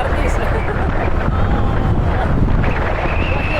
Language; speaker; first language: English; non-native, learner; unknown